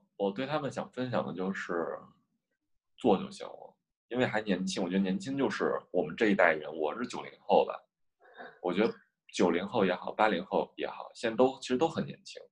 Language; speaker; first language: Chinese; native; Chinese